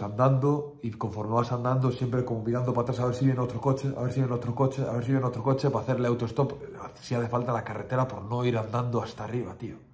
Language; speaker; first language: Spanish; native; Spanish